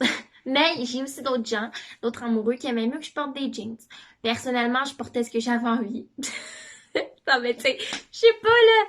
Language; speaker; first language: French; native; French